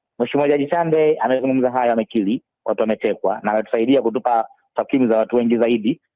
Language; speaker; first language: Swahili; native; Swahili